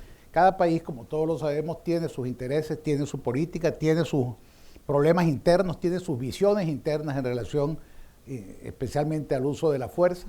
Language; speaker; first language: Spanish; native; Spanish